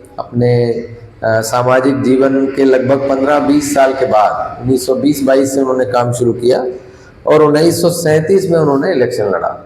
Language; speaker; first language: Hindi; non-native, local second language; Punjabi